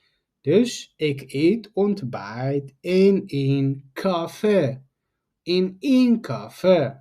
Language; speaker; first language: Dutch; non-native, fluent; Tigrinya